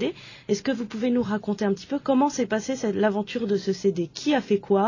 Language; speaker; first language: French; native; French